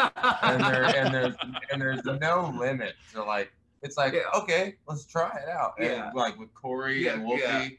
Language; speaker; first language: English; native; English